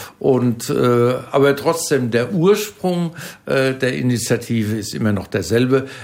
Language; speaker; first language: German; native; German